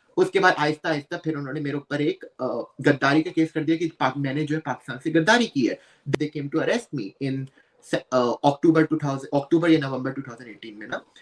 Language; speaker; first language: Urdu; native; Urdu